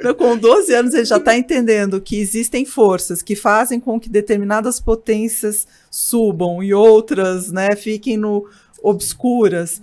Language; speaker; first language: Portuguese; native; Portuguese